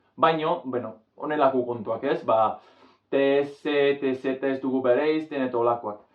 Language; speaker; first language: Basque; non-native, fluent; English